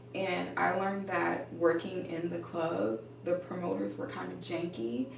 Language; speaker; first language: English; native; English